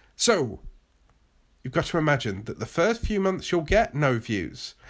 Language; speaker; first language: English; native; English